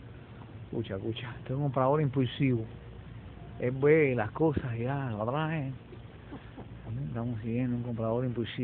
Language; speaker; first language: Spanish; native; Spanish